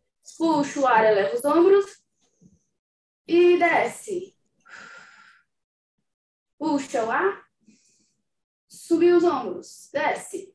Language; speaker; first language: Portuguese; native; Portuguese